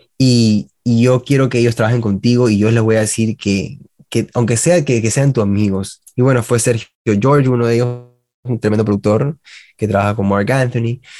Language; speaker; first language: Spanish; early bilingual, heritage; Spanish